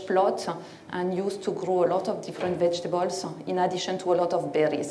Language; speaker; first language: English; non-native, fluent; French